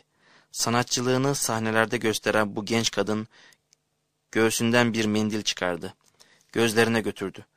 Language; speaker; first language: Turkish; native; Turkish